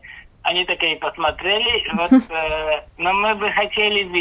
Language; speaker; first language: Russian; non-native, local second language; Latvian